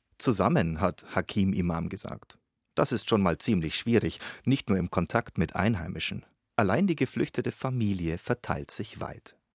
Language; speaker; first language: German; native; German